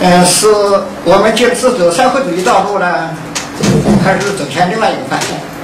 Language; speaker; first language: Chinese; native; Chinese